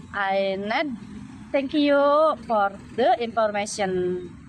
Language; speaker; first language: English; non-native, learner; Indonesian